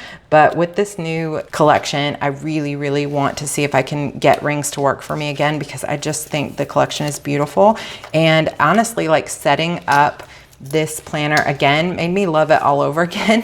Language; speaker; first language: English; native; English